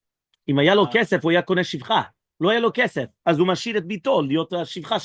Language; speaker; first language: Hebrew; non-native, fluent; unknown